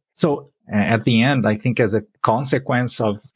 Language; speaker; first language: English; non-native, fluent; Portuguese